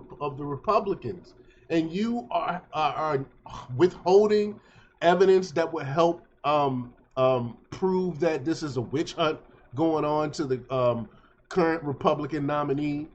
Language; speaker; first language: English; native; English